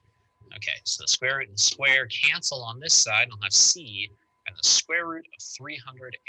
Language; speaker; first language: English; native; English